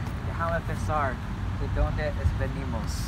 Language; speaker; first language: Spanish; non-native, learner; English